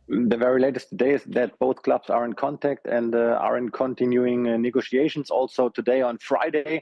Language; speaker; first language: English; non-native, fluent; German